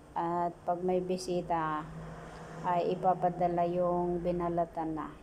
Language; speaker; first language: Filipino; native; Filipino